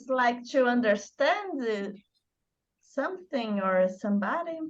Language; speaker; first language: English; non-native, learner; Portuguese